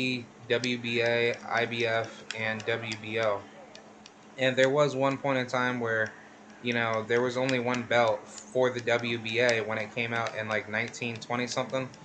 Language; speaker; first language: English; native; English